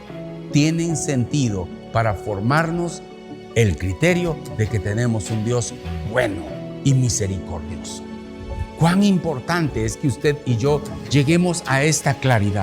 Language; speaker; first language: Spanish; native; Spanish